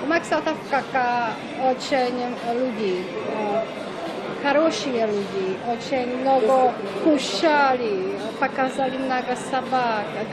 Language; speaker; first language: Russian; non-native, learner; Czech